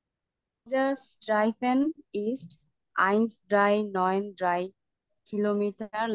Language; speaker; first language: German; non-native, learner; Bangla